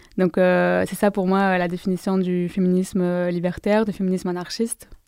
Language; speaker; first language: French; non-native, fluent; Spanish